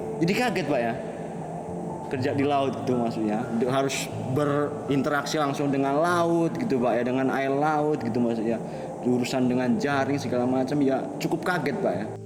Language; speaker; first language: Indonesian; native; Indonesian